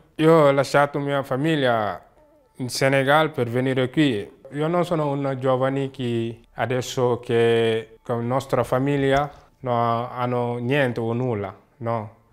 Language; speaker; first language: Italian; non-native, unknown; Wolof